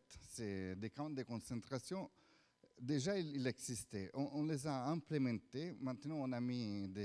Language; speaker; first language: French; non-native, fluent; Italian